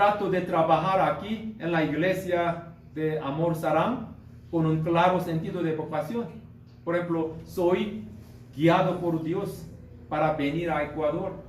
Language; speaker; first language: Spanish; non-native, learner; Korean